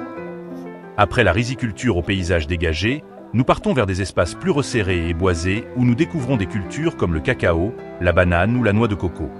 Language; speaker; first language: French; native; French